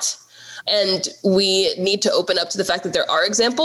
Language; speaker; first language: English; native; English